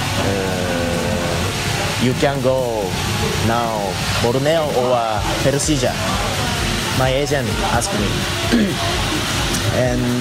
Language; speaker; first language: English; non-native, learner; Japanese